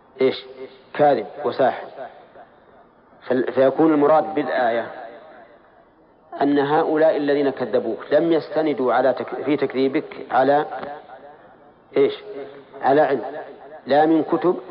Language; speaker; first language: Arabic; native; Arabic